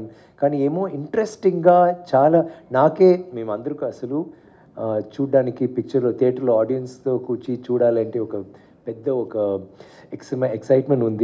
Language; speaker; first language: Telugu; non-native, learner; Tamil